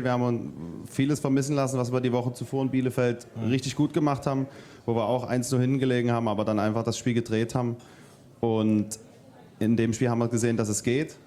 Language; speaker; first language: German; native; German